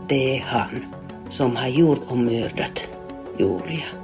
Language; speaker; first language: Swedish; non-native, learner; Finnish